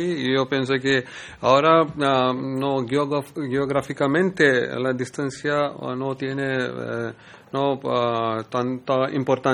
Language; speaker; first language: Spanish; non-native, learner; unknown